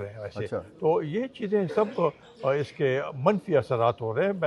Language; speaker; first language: Urdu; non-native, local second language; Pashto